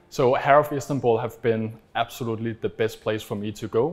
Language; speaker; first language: English; non-native, fluent; Danish